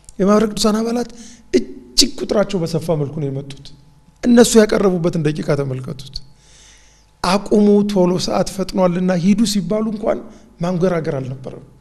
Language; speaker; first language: Amharic; native; Amharic